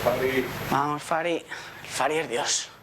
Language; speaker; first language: Spanish; native; Spanish